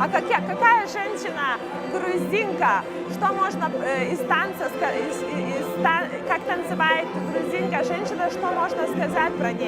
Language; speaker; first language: Russian; non-native, fluent; Lithuanian